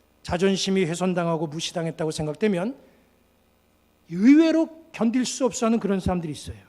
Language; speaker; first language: Korean; native; Korean